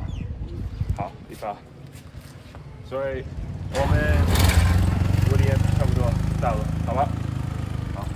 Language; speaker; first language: Chinese; non-native, learner; English